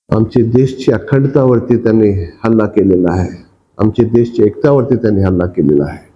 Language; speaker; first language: Marathi; non-native, local second language; Urdu